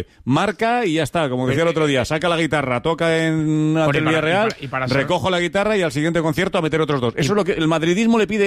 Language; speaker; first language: Spanish; native; Spanish